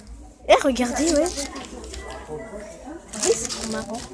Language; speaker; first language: French; native; French